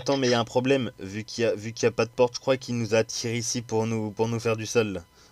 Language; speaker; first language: French; native; French